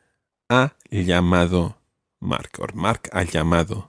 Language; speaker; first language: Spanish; non-native, fluent; English